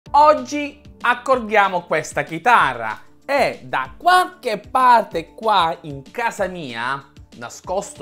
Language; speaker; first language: Italian; native; Italian